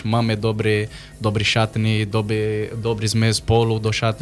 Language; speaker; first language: Slovak; non-native, learner; Portuguese